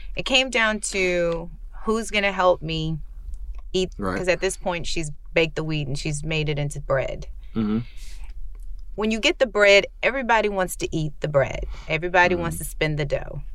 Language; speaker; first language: English; native; English